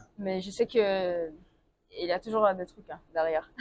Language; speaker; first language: French; non-native, learner; Russian